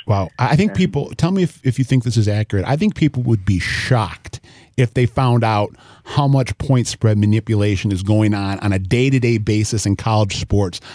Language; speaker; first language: English; native; English